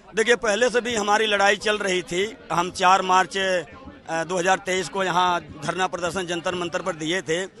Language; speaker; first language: Hindi; native; Hindi